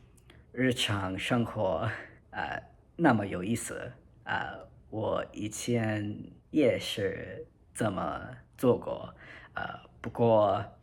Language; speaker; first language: Chinese; non-native, learner; English